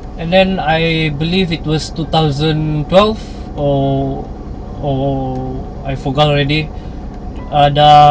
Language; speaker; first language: English; non-native, local second language; Malay